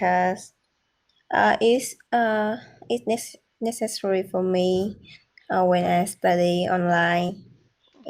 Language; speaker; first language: English; non-native, learner; Vietnamese